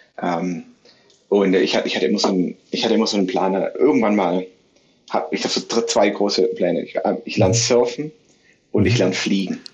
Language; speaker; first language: German; native; German